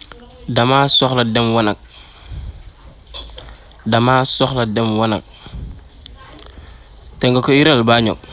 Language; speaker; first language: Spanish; non-native, fluent; Wolof